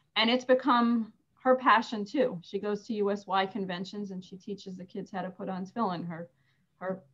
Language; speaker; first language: English; native; English